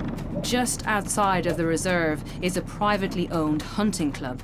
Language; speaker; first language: English; native; English